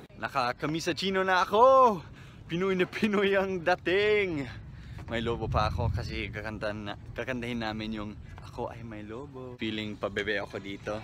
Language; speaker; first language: Filipino; non-native, fluent; English